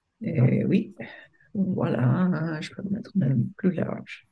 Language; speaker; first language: French; non-native, fluent; English